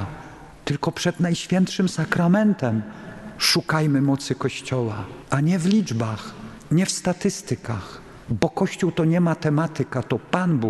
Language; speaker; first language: Polish; native; Polish